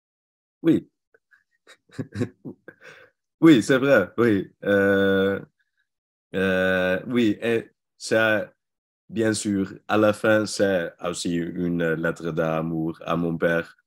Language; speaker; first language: French; non-native, learner; Dutch